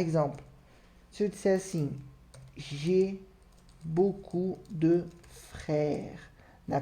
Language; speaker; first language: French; non-native, fluent; Portuguese